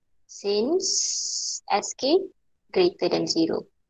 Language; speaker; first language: English; non-native, local second language; Malay